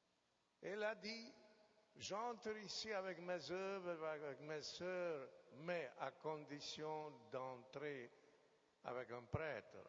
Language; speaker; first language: French; non-native, fluent; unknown